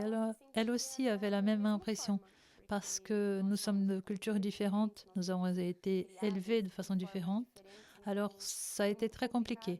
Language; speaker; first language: French; non-native, fluent; Portuguese